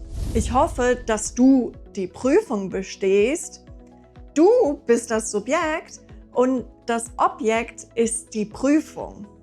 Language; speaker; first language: German; non-native, fluent; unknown